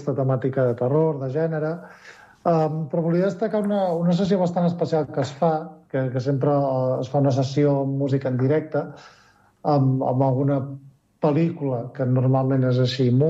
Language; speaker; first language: Catalan; native; Catalan